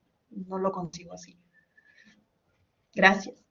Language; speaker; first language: Spanish; native; Spanish